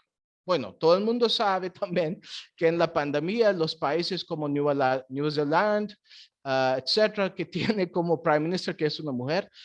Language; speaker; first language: Spanish; non-native, fluent; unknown